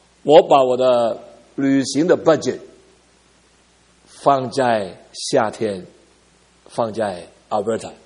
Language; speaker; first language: Chinese; early bilingual, heritage; Cantonese